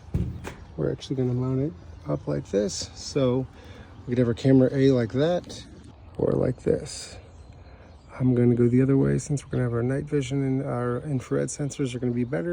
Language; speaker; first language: English; native; English